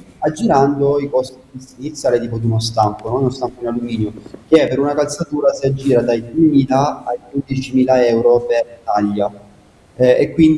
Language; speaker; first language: Italian; native; Italian